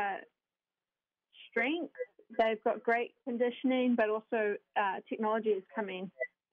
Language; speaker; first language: English; native; English